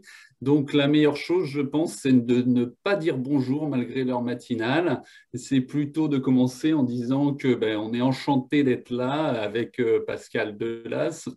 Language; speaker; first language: French; native; French